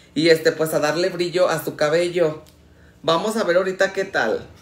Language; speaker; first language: Spanish; native; Spanish